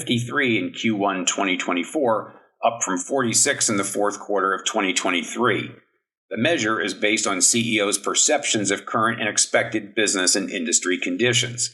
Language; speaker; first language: English; native; English